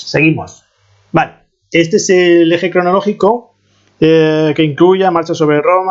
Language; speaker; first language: Spanish; native; Spanish